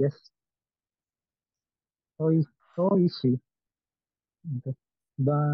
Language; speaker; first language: Japanese; non-native, learner; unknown